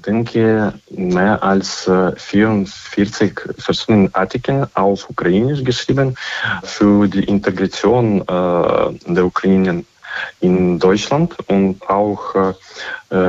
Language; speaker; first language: German; non-native, fluent; Ukrainian